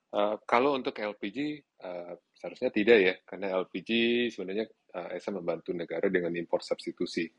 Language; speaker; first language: Indonesian; early bilingual, other home language; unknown